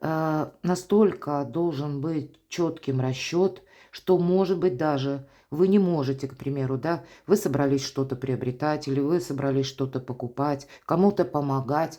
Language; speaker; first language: Russian; native; Russian